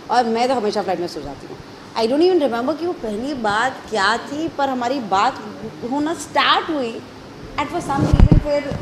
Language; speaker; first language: Hindi; native; Hindi